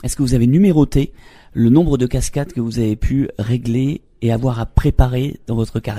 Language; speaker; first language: French; native; French